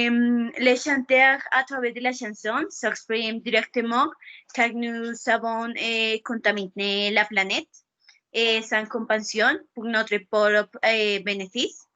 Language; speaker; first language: French; non-native, learner; Spanish